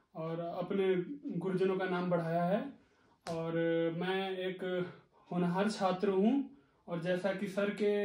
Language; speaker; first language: Hindi; native; Hindi